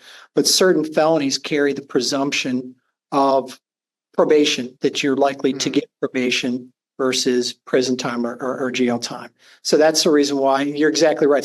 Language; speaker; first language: English; native; English